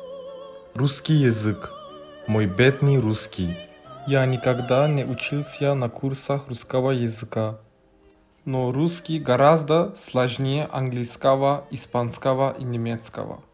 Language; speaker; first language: Russian; non-native, learner; Turkish